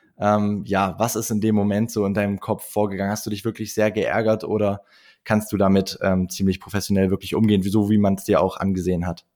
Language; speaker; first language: German; native; German